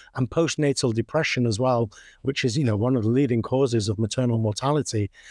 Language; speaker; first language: English; native; English